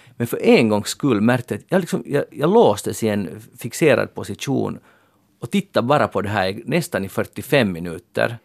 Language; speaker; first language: Swedish; native; Swedish